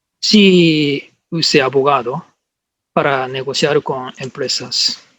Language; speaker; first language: Spanish; non-native, learner; Japanese